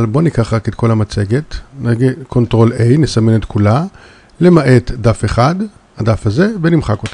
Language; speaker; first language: Hebrew; native; Hebrew